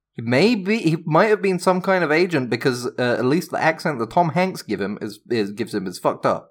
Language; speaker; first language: English; native; English